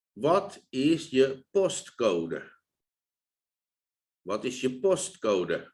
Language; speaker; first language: Dutch; non-native, fluent; Thai